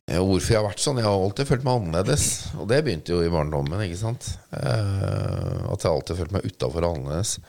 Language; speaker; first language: Norwegian; native; Norwegian